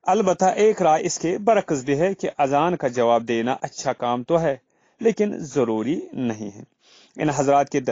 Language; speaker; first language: Urdu; non-native, local second language; Kashmiri